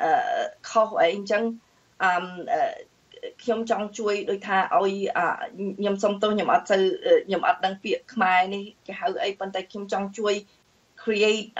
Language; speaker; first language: Khmer; early bilingual, heritage; Khmer